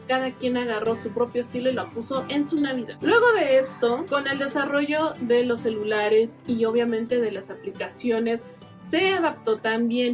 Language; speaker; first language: Spanish; native; Spanish